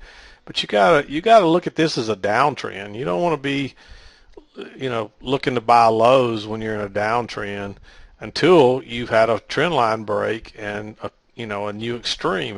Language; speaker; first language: English; native; English